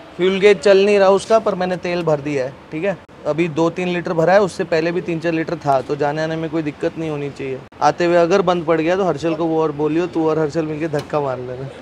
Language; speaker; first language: Hindi; native; Hindi